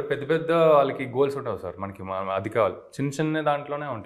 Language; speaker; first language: Telugu; native; Telugu